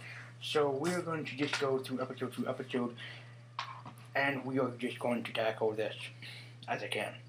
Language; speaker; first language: English; native; English